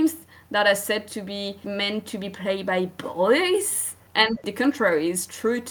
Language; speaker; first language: English; non-native, fluent; French